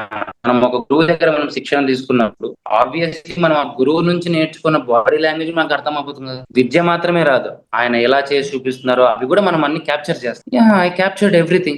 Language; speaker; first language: Telugu; native; Telugu